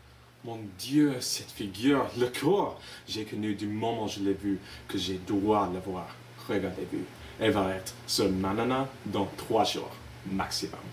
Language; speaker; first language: French; non-native, learner; English